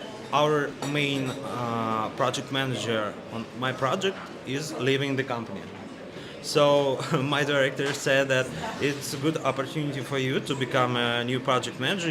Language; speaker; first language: English; non-native, learner; Russian